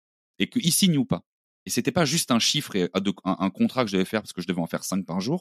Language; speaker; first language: French; native; French